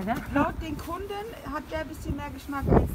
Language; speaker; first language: German; native; German